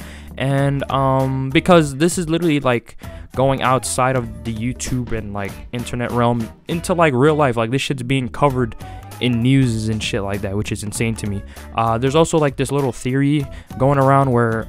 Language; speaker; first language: English; native; English